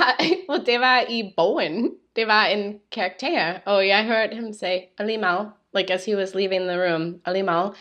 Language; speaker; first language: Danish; non-native, learner; English